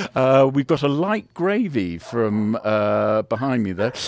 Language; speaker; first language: English; native; English